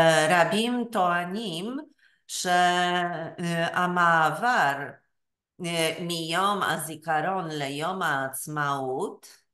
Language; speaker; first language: Hebrew; non-native, learner; Polish